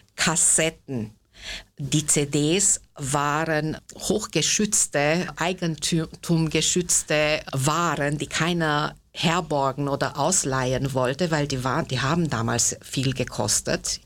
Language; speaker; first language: German; non-native, local second language; Hungarian